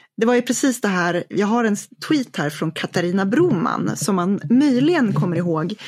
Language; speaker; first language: Swedish; native; Swedish